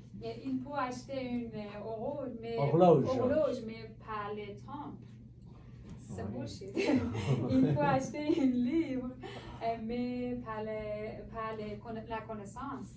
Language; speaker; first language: French; non-native, learner; Persian